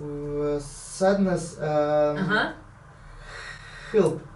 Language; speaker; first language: English; non-native, learner; Russian